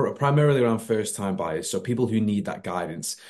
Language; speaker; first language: English; native; English